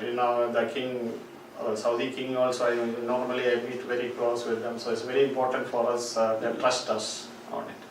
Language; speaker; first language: English; non-native, local second language; Malayalam